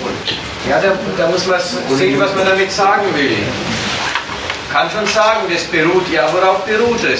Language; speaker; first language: German; native; German